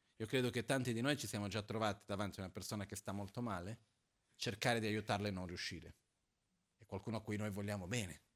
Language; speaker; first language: Italian; non-native, fluent; Portuguese